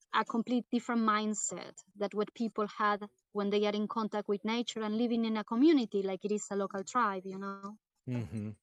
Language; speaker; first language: English; non-native, fluent; Portuguese